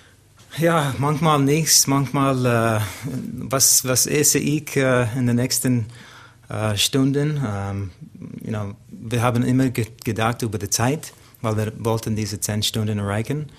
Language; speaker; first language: German; non-native, learner; English